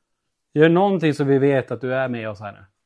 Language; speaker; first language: Swedish; native; Swedish